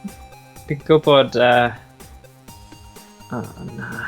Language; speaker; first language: Welsh; native; Welsh